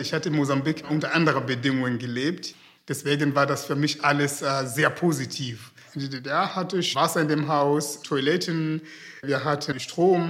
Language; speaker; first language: German; non-native, fluent; Portuguese